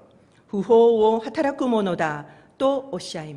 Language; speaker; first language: Japanese; non-native, fluent; Korean